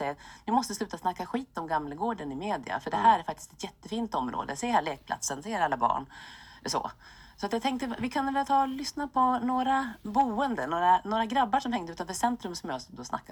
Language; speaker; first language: Swedish; native; Swedish